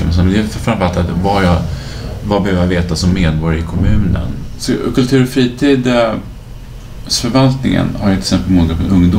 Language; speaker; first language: Swedish; native; Swedish